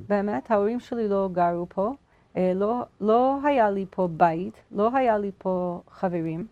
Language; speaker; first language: Hebrew; non-native, fluent; English